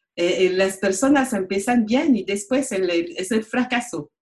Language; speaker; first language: Spanish; non-native, learner; French